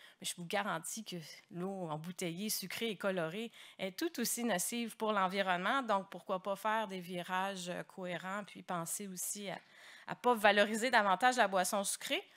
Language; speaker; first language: French; native; French